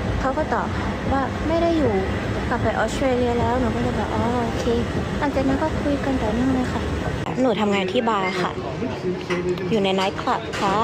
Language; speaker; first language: Thai; early bilingual, heritage; Thai